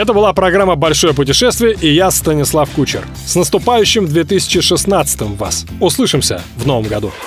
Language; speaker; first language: Russian; native; Russian